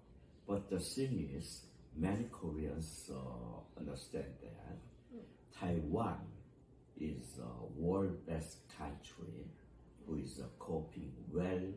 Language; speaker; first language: English; non-native, fluent; Korean